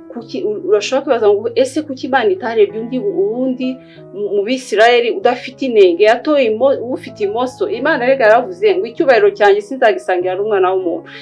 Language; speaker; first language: Kinyarwanda; early bilingual, heritage; Kinyarwanda